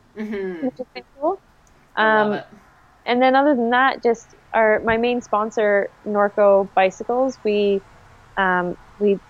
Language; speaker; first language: English; native; English